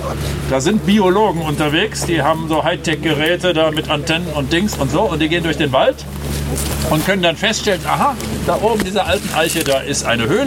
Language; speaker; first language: German; native; German